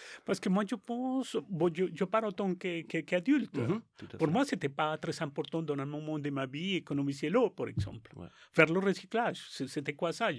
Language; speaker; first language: French; non-native, learner; Spanish